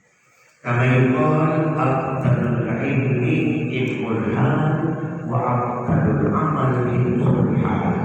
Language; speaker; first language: Arabic; non-native, fluent; Indonesian